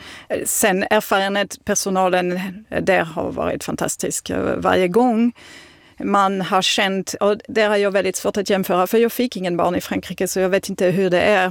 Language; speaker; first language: Swedish; non-native, fluent; French